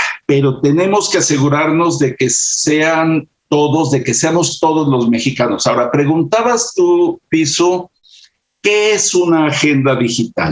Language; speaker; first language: Spanish; native; Spanish